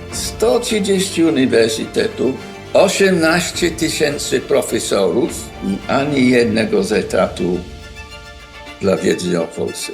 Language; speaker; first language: Polish; non-native, fluent; English